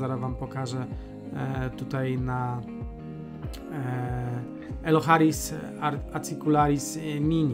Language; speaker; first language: Polish; native; Polish